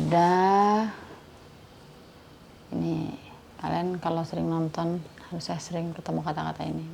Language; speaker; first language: Indonesian; native; Indonesian